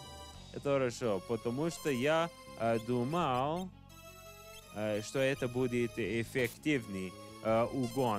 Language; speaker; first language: Russian; non-native, learner; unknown